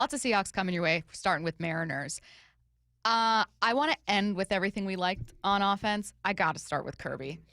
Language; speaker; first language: English; native; English